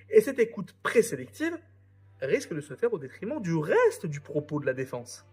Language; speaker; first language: French; native; French